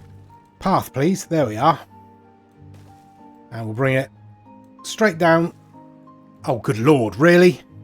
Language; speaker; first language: English; native; English